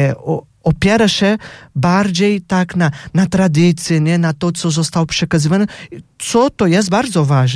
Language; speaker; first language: Polish; non-native, fluent; Portuguese